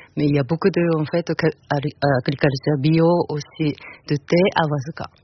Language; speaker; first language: French; non-native, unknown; Japanese